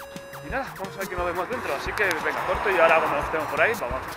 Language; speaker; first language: Spanish; native; Spanish